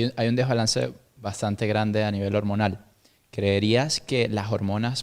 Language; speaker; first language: Spanish; native; Spanish